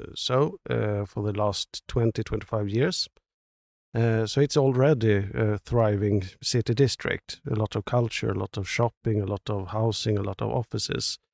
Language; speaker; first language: English; non-native, fluent; Swedish